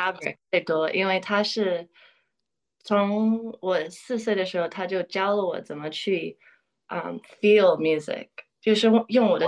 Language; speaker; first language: Chinese; early bilingual, other home language; English